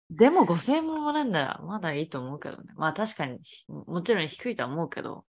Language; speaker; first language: Japanese; native; Japanese